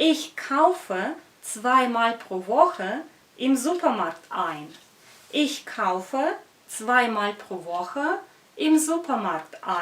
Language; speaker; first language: German; non-native, fluent; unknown